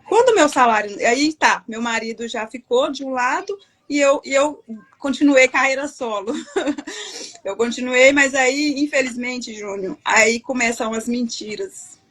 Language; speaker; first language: Portuguese; native; Portuguese